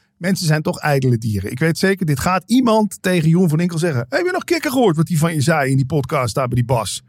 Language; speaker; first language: Dutch; native; Dutch